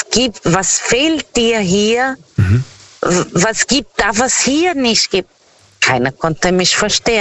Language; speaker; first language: German; non-native, fluent; Portuguese